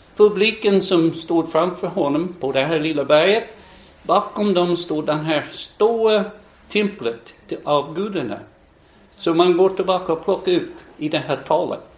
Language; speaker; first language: Swedish; non-native, fluent; English